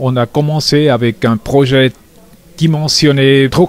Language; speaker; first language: French; non-native, local second language; German